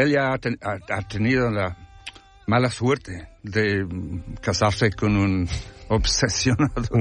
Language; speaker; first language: Spanish; non-native, fluent; English